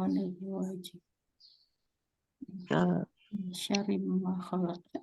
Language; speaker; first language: Arabic; non-native, learner; Indonesian